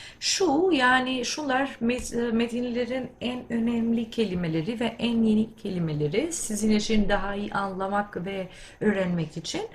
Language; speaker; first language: Turkish; non-native, fluent; Albanian